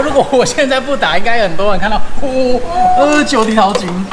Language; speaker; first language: Chinese; native; Chinese